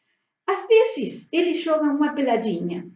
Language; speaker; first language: Portuguese; non-native, fluent; Spanish